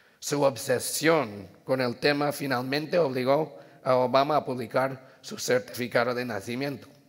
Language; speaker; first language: Spanish; early bilingual, heritage; Spanish